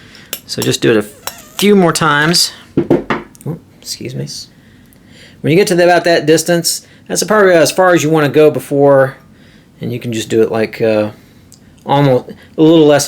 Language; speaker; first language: English; native; English